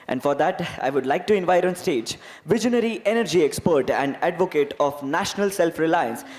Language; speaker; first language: English; non-native, local second language; Marathi